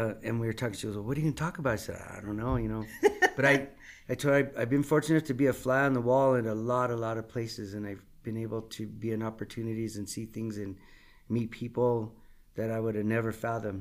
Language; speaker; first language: English; native; English